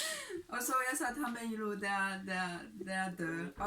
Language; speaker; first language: Norwegian; non-native, learner; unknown